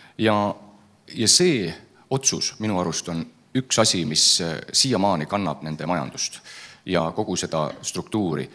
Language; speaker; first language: Estonian; native; Estonian